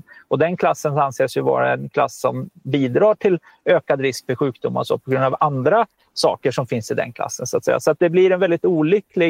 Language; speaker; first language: Swedish; native; Swedish